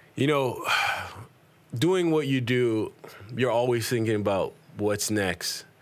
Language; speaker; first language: English; native; English